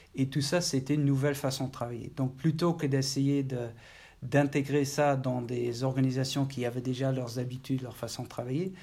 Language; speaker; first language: French; non-native, fluent; Dutch